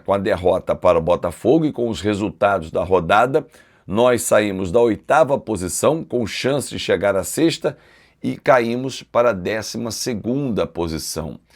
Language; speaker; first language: Portuguese; native; Portuguese